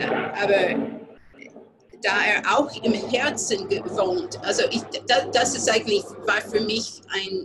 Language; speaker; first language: German; non-native, fluent; English